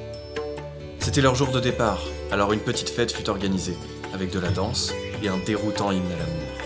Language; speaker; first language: French; native; French